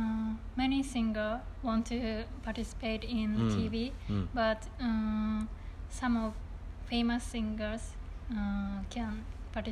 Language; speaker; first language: English; non-native, learner; Japanese